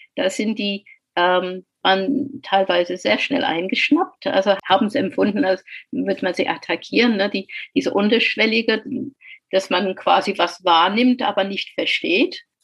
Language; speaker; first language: German; non-native, fluent; English